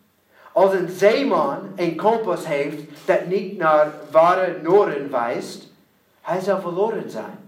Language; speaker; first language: Dutch; non-native, learner; English